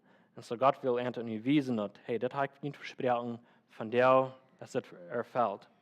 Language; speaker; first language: German; non-native, learner; Plautdietsch